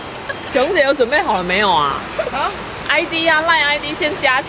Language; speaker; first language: Chinese; native; Chinese